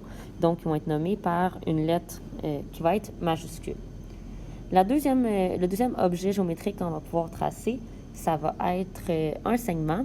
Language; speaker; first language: French; native; French